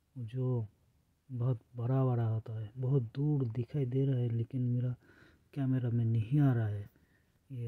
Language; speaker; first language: Hindi; non-native, local second language; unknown